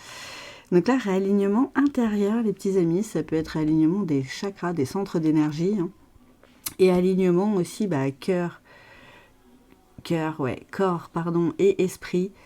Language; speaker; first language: French; native; French